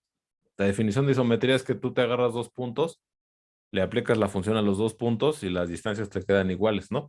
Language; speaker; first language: Spanish; native; Spanish